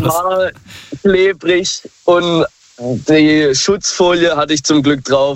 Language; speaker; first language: German; native; German